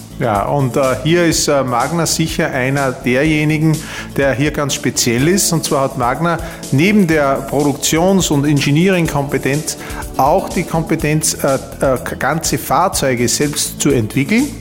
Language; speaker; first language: German; native; German